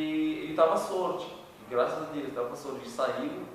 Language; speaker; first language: Portuguese; non-native, learner; Arabic